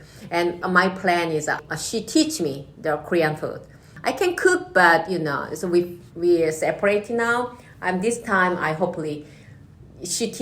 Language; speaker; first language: English; non-native, learner; Korean